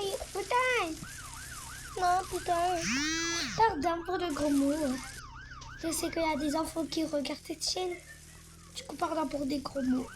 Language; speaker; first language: French; native; French